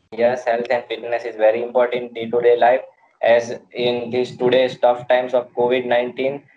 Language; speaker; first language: English; non-native, local second language; Gujarati